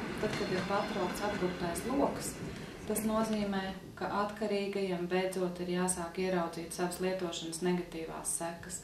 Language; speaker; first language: Latvian; native; Latvian